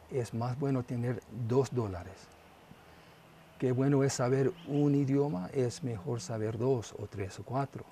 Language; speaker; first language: Spanish; non-native, local second language; English